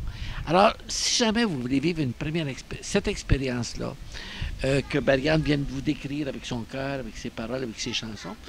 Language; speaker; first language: French; native; French